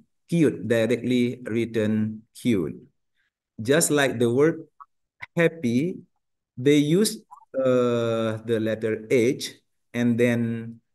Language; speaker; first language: English; non-native, learner; Indonesian